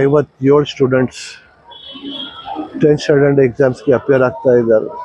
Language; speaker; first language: Kannada; non-native, local second language; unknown